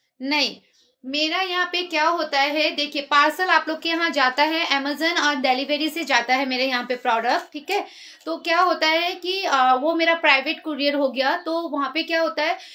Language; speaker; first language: Hindi; native; Hindi